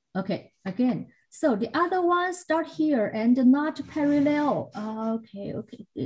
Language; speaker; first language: English; non-native, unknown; Chinese